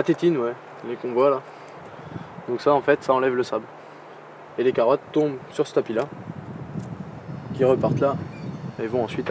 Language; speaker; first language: French; native; French